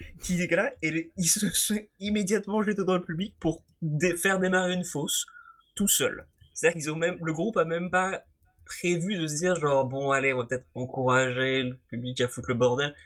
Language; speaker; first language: French; native; French